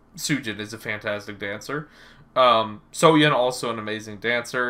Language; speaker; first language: English; native; English